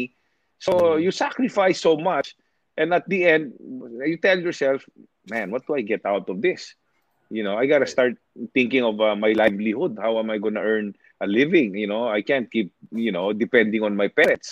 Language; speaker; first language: English; non-native, local second language; Hiligaynon